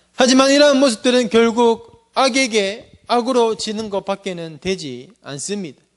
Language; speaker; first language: Korean; native; Korean